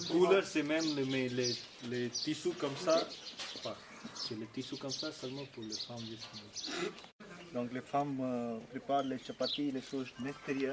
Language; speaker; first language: French; non-native, learner; Hindi